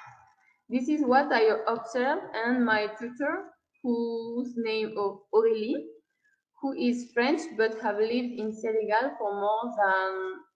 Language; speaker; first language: English; non-native, learner; French